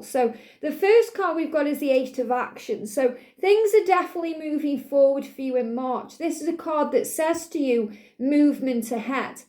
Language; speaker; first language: English; native; English